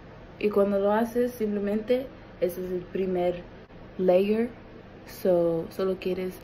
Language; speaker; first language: Spanish; early bilingual, heritage; Spanish